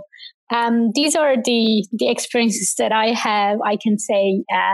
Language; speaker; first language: English; non-native, fluent; Turkish